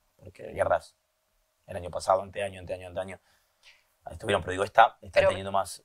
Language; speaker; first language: Spanish; native; Spanish